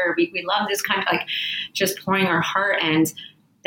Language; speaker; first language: English; early bilingual, other home language; Spanish